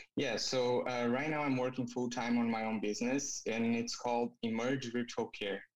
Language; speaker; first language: English; non-native, fluent; Portuguese